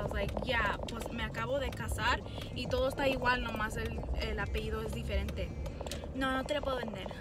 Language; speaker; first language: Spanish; early bilingual, heritage; Spanish